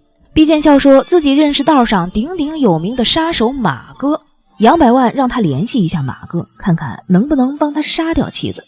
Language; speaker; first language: Chinese; native; Chinese